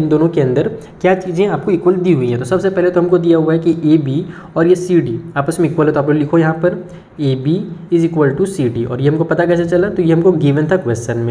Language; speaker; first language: Hindi; native; Hindi